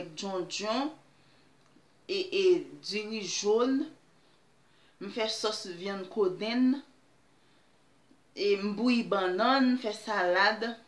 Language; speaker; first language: French; non-native, learner; Haitian Creole